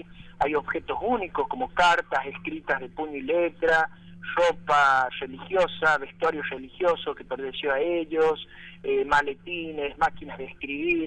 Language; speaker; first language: Spanish; native; Spanish